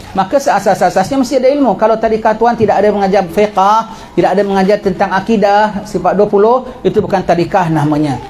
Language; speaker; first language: Malay; native; Malay